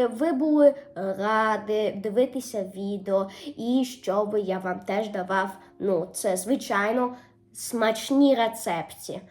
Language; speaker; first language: Ukrainian; early bilingual, heritage; Ukrainian